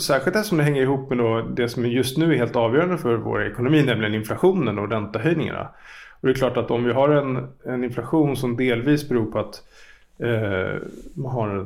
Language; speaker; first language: Swedish; native; Swedish